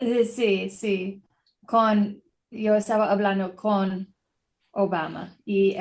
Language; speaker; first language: Spanish; non-native, learner; English